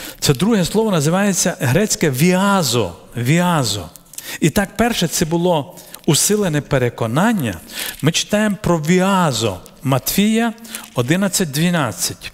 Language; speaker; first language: Ukrainian; non-native, local second language; Russian